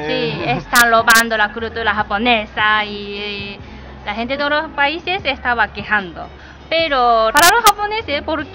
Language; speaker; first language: Spanish; non-native, learner; Japanese